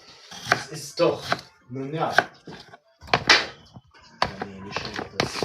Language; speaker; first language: German; native; German